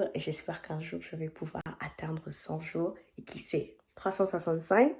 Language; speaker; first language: French; non-native, fluent; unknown